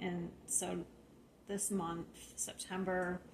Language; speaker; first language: English; native; English